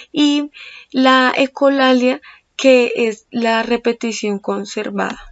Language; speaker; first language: Spanish; native; Spanish